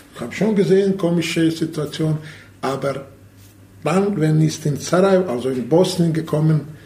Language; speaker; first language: German; non-native, learner; Bosnian